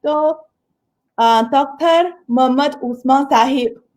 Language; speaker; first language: Hindi; non-native, fluent; Chinese